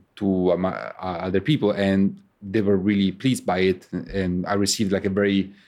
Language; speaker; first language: English; non-native, fluent; Italian